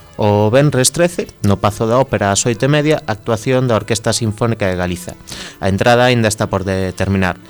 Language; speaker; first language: Galician; native; Galician